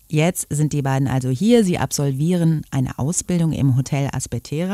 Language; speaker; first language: German; native; German